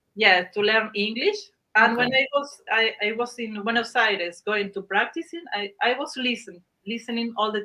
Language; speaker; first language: English; non-native, learner; Spanish